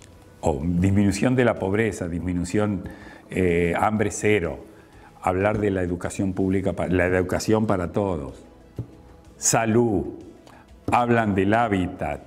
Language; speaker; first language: Spanish; native; Spanish